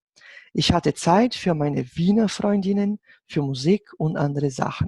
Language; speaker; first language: German; non-native, fluent; Portuguese